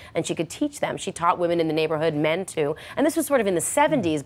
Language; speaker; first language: English; native; English